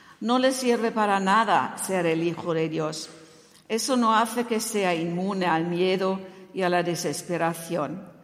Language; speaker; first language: Spanish; non-native, fluent; German